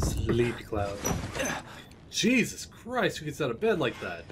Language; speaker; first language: English; native; English